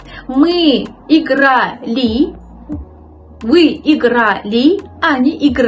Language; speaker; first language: Russian; non-native, local second language; Uzbek